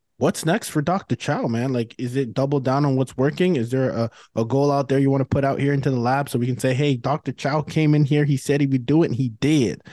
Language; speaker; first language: English; native; English